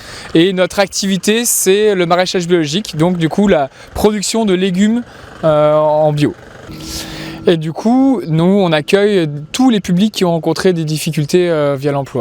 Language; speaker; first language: French; native; French